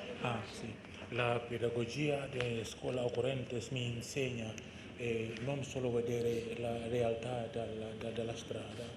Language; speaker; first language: Italian; non-native, learner; Indonesian